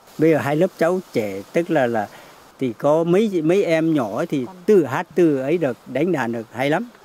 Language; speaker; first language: Vietnamese; non-native, local second language; Tày